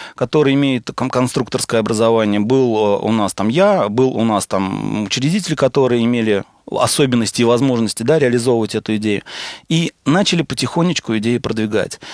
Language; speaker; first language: Russian; native; Russian